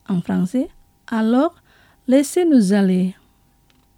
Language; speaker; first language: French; non-native, local second language; Indonesian